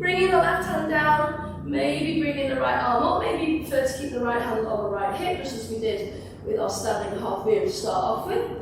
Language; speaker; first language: English; native; English